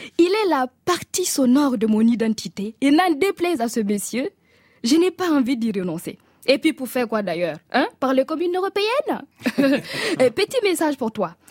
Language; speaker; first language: French; non-native, local second language; Mossi